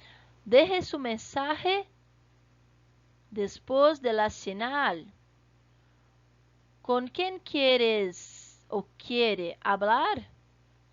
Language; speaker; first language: Spanish; non-native, fluent; Portuguese